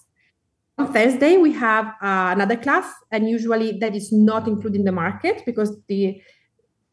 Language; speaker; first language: English; non-native, fluent; Italian